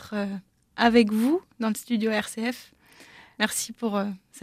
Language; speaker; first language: French; native; French